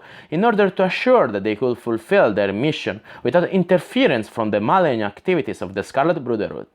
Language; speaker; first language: English; non-native, fluent; Italian